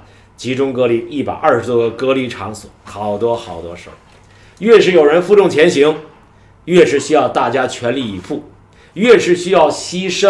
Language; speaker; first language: Chinese; native; Chinese